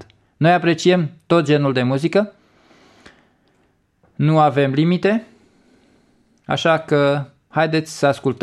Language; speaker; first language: Romanian; native; Romanian